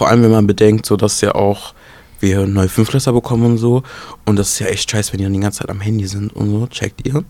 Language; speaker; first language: German; native; German